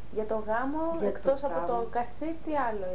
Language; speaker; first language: Greek; native; Greek